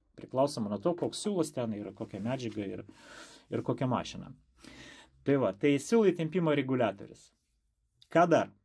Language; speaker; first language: Lithuanian; non-native, local second language; Russian